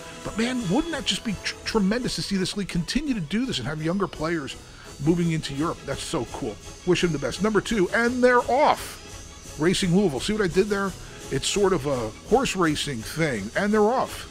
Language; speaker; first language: English; native; English